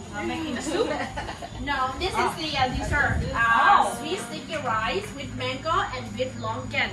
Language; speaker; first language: English; non-native, fluent; Thai